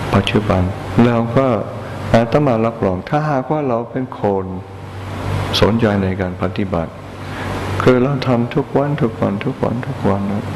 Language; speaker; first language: Thai; non-native, fluent; English